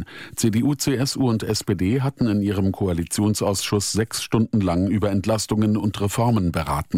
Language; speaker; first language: German; native; German